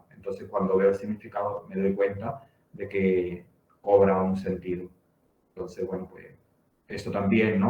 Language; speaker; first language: Spanish; native; Spanish